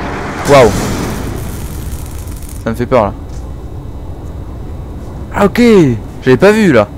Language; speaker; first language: French; native; French